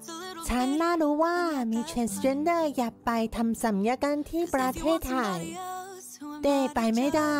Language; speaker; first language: Thai; non-native, learner; Chinese